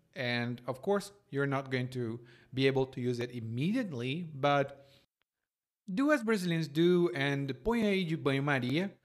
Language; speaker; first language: English; non-native, fluent; Portuguese